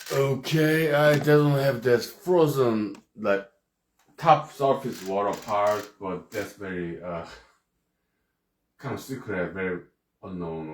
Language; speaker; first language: English; non-native, fluent; Korean